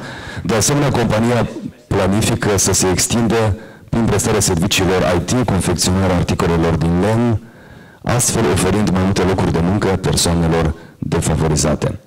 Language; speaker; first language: Romanian; native; Romanian